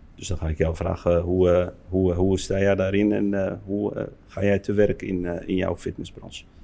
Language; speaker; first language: Dutch; early bilingual, other home language; Arabic